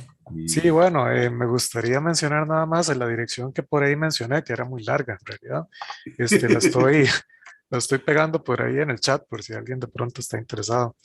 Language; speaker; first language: Spanish; native; Spanish